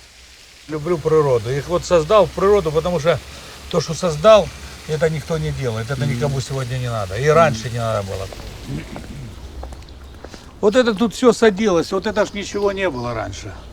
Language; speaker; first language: Russian; native; Russian